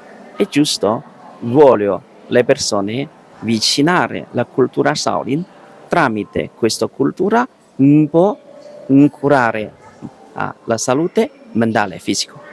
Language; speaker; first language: Italian; non-native, learner; Chinese